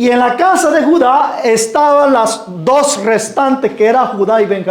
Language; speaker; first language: Spanish; native; Spanish